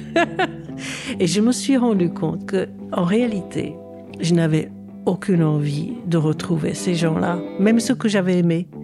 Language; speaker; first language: French; early bilingual, other home language; Czech